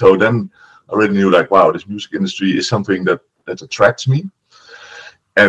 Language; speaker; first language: English; non-native, fluent; Dutch